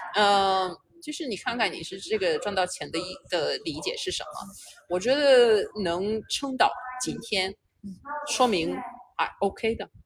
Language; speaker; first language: Chinese; non-native, fluent; Romanian